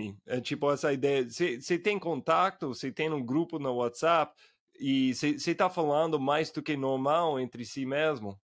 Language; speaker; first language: Portuguese; non-native, fluent; English